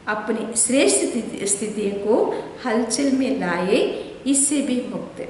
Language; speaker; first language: Hindi; non-native, local second language; Telugu